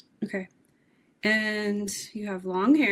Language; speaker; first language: English; native; English